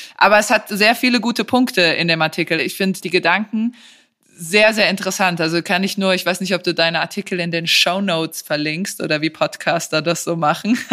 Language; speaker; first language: German; early bilingual, other home language; Serbian